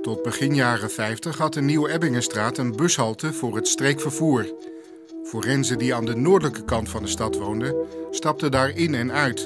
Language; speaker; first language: Dutch; native; Dutch